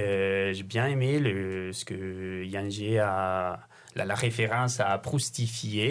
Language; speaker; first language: French; non-native, fluent; Italian